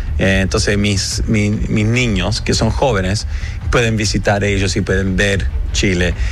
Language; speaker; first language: Spanish; early bilingual, heritage; English